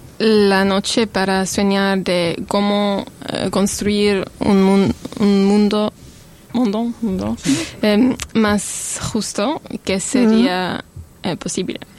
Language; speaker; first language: Spanish; non-native, learner; Italian